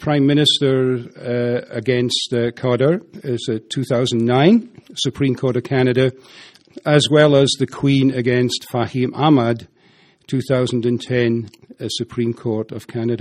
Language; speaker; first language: English; native; English